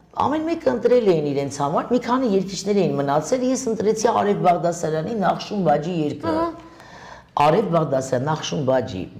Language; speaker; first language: Armenian; native; Armenian